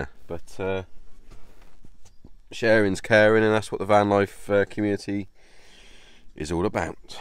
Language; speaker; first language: English; native; English